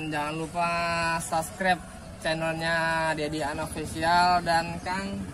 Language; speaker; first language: Indonesian; native; Indonesian